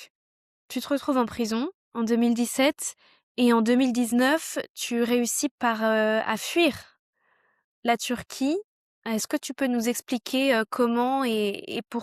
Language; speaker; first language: French; native; French